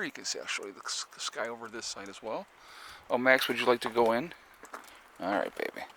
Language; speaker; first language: English; native; English